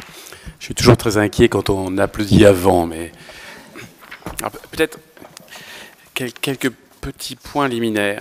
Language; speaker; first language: French; native; French